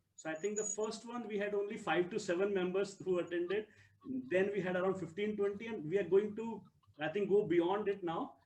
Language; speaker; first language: English; non-native, local second language; Hindi